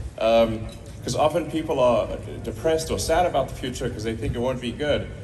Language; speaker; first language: English; native; English